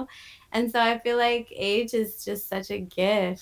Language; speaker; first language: English; native; English